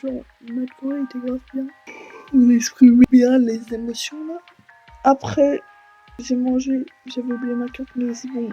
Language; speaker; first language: French; native; French